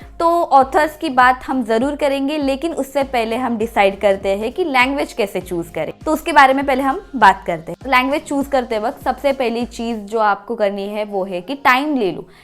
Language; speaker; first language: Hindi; non-native, local second language; Marathi